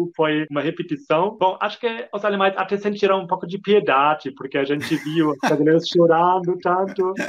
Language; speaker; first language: Portuguese; non-native, fluent; German